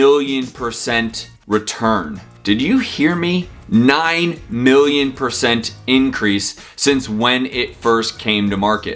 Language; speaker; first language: English; native; English